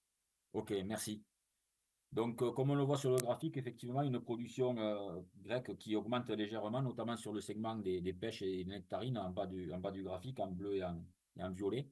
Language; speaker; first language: French; native; French